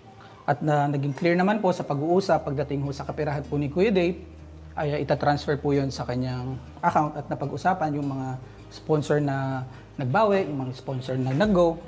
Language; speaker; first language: Filipino; native; Filipino